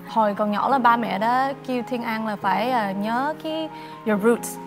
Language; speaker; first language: Vietnamese; early bilingual, other home language; English